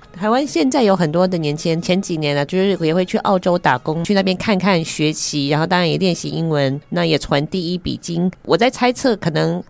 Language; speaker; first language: Chinese; native; Chinese